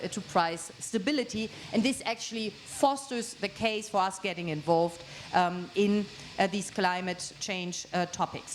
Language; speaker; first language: English; non-native, fluent; German